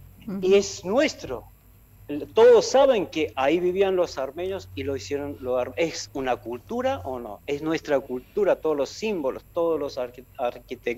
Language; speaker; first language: Spanish; non-native, fluent; Armenian